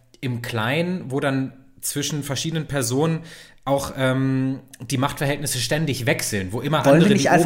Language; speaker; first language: German; native; German